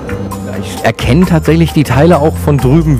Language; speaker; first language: German; native; German